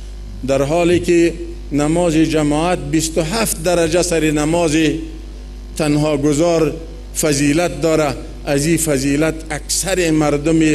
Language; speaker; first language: Persian; non-native, local second language; Pashto